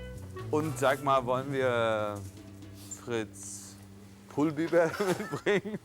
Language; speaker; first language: German; early bilingual, other home language; Turkish